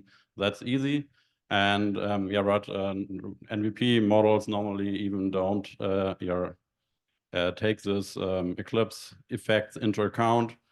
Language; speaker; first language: English; non-native, fluent; German